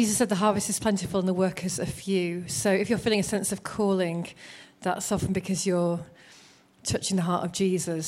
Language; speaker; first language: English; native; English